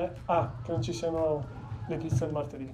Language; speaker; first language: Italian; native; Italian